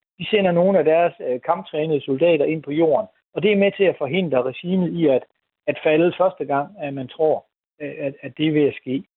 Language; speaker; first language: Danish; native; Danish